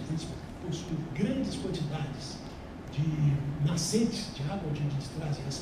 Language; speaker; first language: Portuguese; native; Portuguese